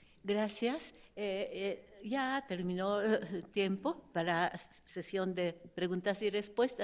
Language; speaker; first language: Spanish; non-native, fluent; Japanese